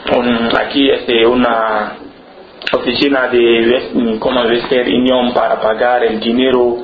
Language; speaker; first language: Spanish; non-native, learner; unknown